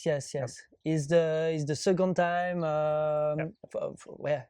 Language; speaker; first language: English; non-native, learner; French